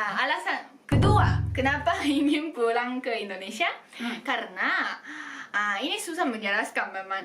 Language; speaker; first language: Indonesian; non-native, fluent; Japanese